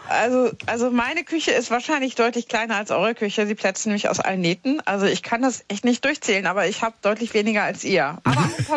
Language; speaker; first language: German; native; German